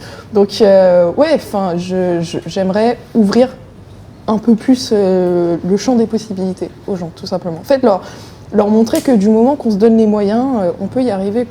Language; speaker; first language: French; native; French